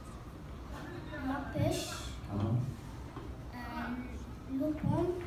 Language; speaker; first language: French; non-native, learner; Arabic